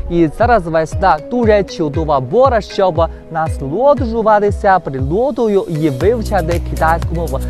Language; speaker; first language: Ukrainian; non-native, fluent; Chinese